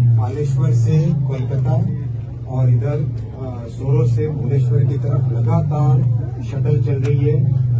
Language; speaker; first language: Hindi; non-native, local second language; Bangla